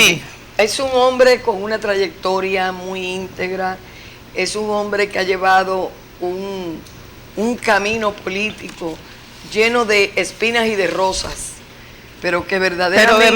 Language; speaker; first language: Spanish; native; Spanish